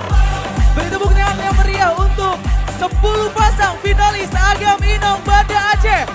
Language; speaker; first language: Indonesian; native; Indonesian